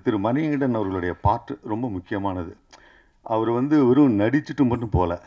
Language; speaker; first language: Tamil; native; Tamil